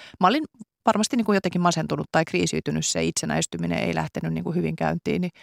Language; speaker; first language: Finnish; native; Finnish